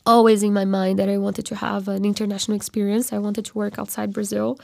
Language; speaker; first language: English; non-native, fluent; Portuguese